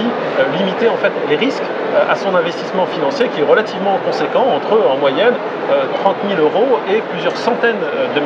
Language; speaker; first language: French; native; French